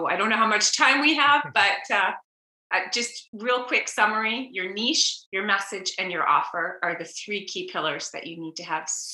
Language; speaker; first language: English; native; English